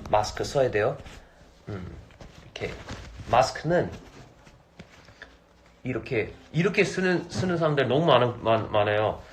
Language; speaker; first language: Korean; non-native, fluent; English